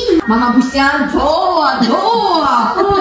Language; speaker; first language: Chinese; non-native, learner; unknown